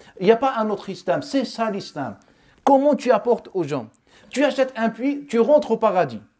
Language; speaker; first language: French; non-native, local second language; Wolof